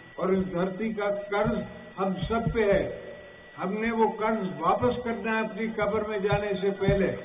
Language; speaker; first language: Urdu; non-native, local second language; Saraiki